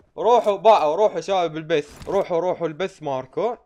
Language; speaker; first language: Arabic; native; Arabic